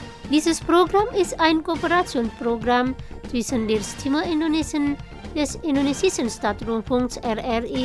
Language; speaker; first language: German; non-native, fluent; Indonesian